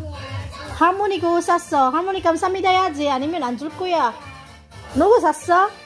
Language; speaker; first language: Korean; non-native, fluent; Filipino